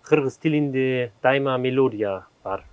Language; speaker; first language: Kyrgyz; non-native, learner; German